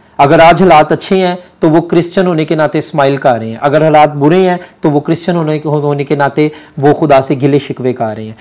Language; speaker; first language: Urdu; non-native, local second language; Punjabi